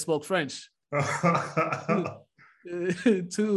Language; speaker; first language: English; early bilingual, other home language; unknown